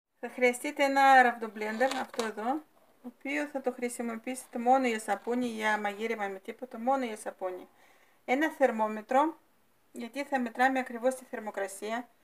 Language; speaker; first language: Greek; non-native, fluent; Russian